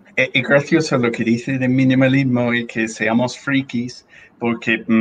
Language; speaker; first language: Spanish; non-native, fluent; English